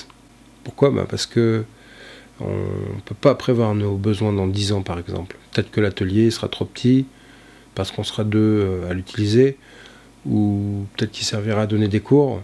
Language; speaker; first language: French; native; French